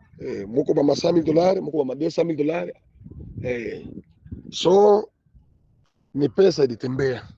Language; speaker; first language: Swahili; native; Swahili